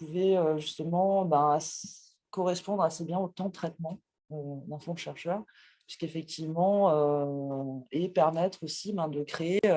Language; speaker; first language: French; native; French